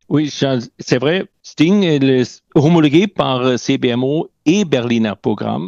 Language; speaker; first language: French; non-native, learner; German